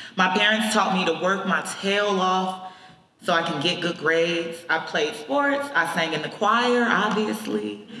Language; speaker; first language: English; native; English